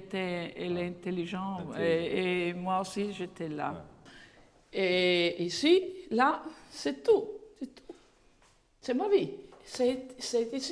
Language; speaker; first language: French; non-native, fluent; Italian